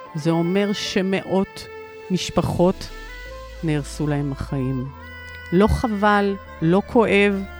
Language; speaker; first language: Hebrew; native; Hebrew